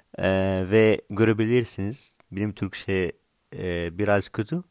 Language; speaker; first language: Turkish; non-native, learner; Arabic